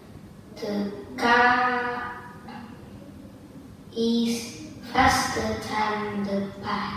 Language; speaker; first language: English; non-native, learner; Vietnamese